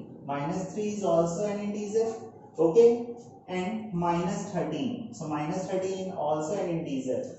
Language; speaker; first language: English; non-native, local second language; Hindi